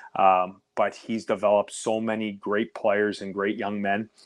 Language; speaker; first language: English; native; English